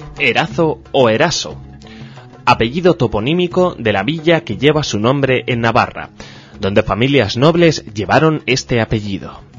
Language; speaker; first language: Spanish; native; Spanish